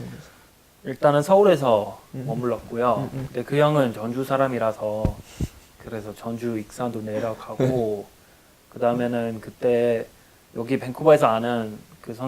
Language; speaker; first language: Korean; non-native, fluent; English